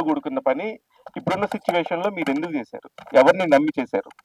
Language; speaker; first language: Telugu; native; Telugu